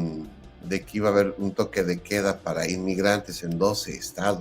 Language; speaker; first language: Spanish; native; Spanish